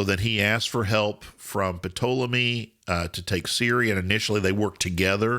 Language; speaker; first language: English; native; English